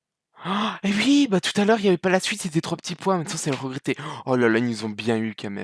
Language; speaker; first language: French; native; French